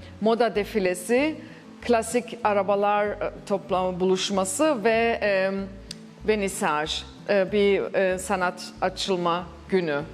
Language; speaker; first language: Turkish; early bilingual, heritage; Turkish